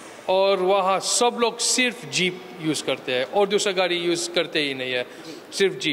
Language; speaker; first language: Hindi; early bilingual, heritage; Hindi